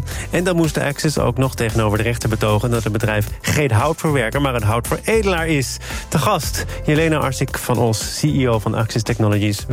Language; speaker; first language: Dutch; native; Dutch